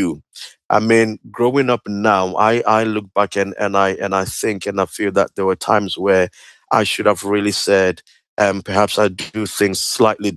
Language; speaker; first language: English; non-native, local second language; Akan